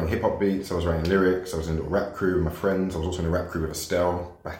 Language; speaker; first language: English; native; English